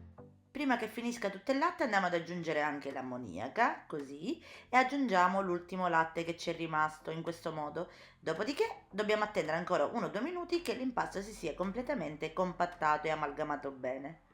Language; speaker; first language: Italian; native; Italian